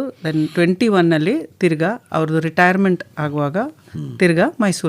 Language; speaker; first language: Kannada; non-native, local second language; Malayalam